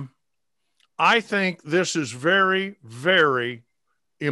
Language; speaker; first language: English; native; English